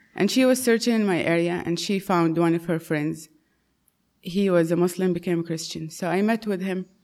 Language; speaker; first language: English; non-native, fluent; Arabic